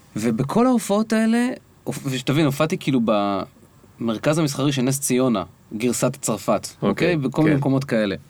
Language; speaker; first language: Hebrew; native; Hebrew